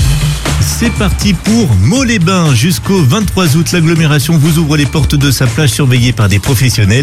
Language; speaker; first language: French; native; French